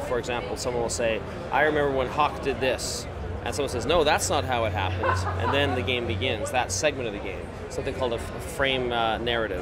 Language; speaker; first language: English; native; English